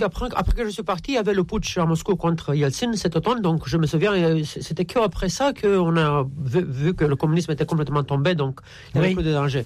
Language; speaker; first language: French; non-native, fluent; Romanian